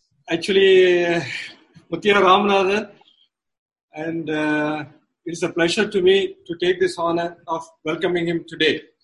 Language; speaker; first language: English; non-native, local second language; Tamil